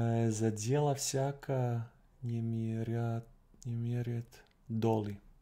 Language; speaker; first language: Russian; non-native, learner; Croatian